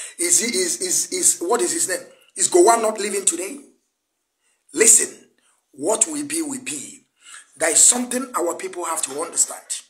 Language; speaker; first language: English; non-native, local second language; Igbo